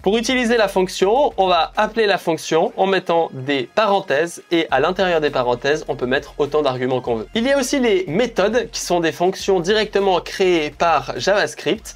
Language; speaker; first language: French; native; French